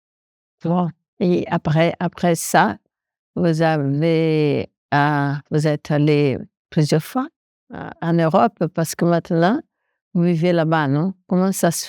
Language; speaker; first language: French; non-native, fluent; Portuguese